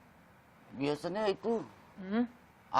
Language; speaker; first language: Indonesian; non-native, fluent; Japanese